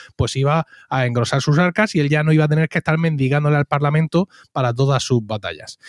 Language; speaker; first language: Spanish; native; Spanish